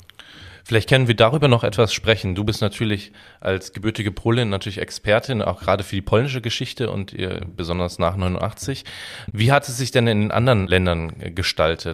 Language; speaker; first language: German; native; German